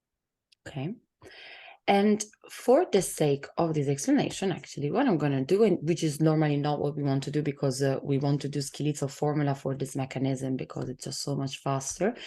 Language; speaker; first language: English; non-native, fluent; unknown